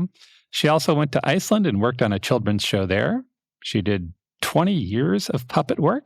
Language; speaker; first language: English; native; English